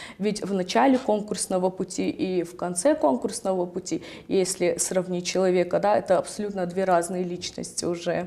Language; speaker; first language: Russian; non-native, local second language; Ossetic